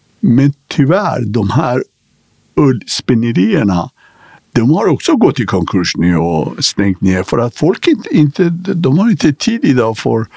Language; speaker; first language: Swedish; non-native, fluent; Persian